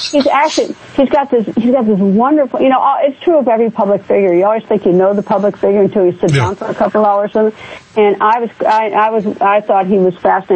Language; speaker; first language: English; native; English